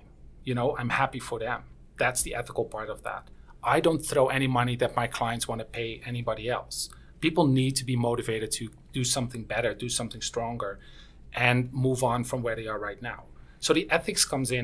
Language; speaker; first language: English; non-native, fluent; Dutch